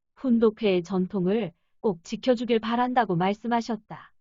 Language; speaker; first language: Korean; non-native, fluent; Japanese